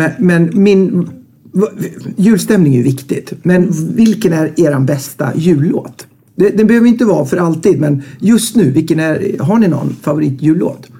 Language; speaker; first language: Swedish; native; Swedish